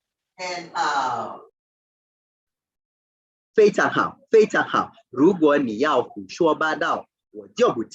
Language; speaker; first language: Chinese; non-native, fluent; Swahili